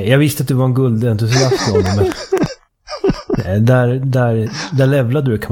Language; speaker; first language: Swedish; native; Swedish